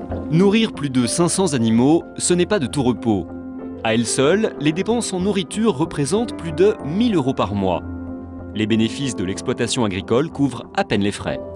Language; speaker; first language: French; native; French